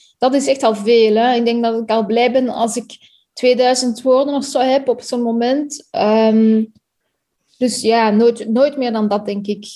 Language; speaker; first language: Dutch; native; Dutch